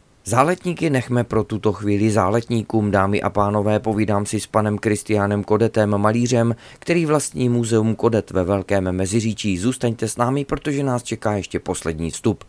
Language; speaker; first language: Czech; native; Czech